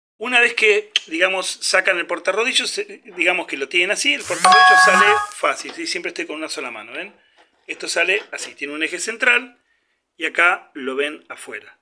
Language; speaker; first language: Spanish; native; Spanish